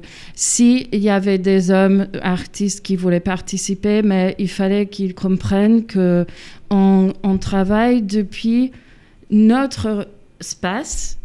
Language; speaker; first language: French; non-native, fluent; English